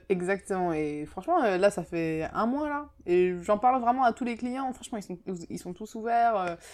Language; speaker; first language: French; early bilingual, other home language; Japanese